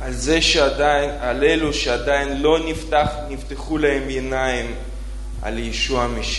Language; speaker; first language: Hebrew; non-native, fluent; Russian